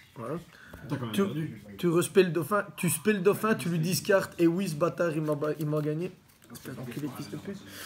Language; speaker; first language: French; native; French